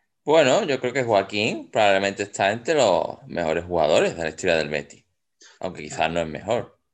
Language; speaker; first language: Spanish; native; Spanish